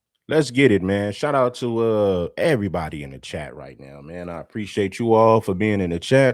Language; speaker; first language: English; native; English